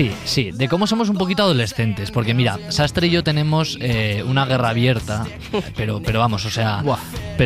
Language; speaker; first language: Spanish; native; Spanish